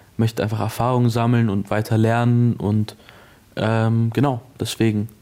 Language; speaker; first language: German; native; German